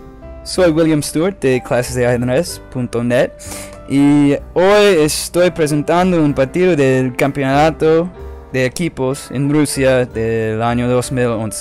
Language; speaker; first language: Spanish; non-native, fluent; English